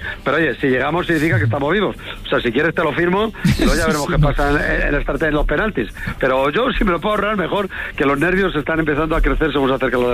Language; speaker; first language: Spanish; native; Spanish